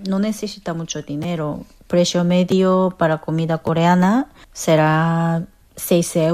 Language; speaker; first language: Spanish; non-native, learner; Korean